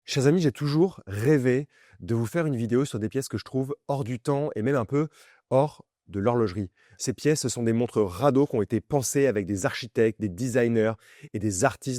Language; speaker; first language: French; native; French